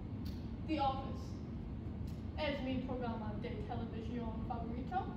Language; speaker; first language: Spanish; non-native, learner; English